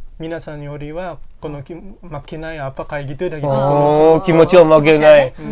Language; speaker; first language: Japanese; non-native, learner; Indonesian